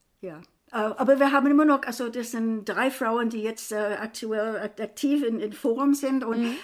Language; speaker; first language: German; non-native, fluent; English